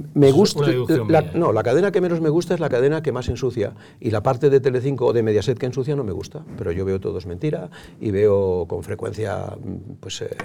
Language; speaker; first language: Spanish; native; Spanish